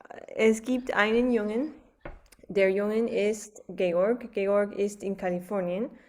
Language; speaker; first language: German; non-native, learner; English